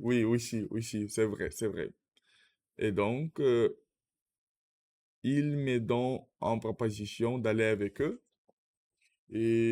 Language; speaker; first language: French; non-native, learner; Russian